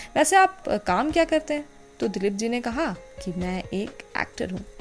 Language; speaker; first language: Hindi; native; Hindi